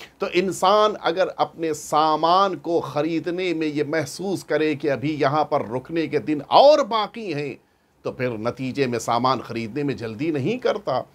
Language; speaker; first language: Urdu; native; Urdu